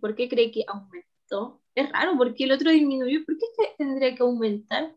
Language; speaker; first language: Spanish; native; Spanish